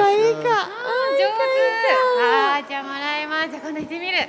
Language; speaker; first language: Japanese; native; Japanese